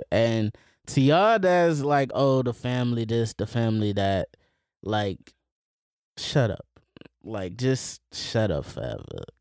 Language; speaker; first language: English; native; English